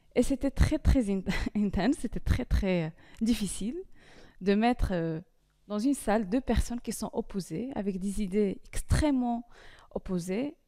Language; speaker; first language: French; non-native, local second language; Arabic